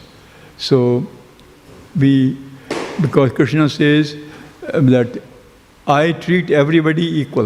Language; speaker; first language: English; non-native, local second language; Hindi